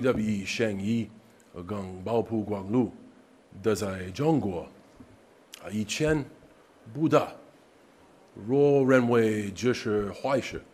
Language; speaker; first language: Chinese; non-native, learner; English